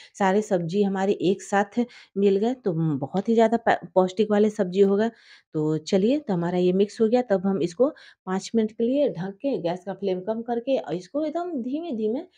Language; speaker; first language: Hindi; native; Hindi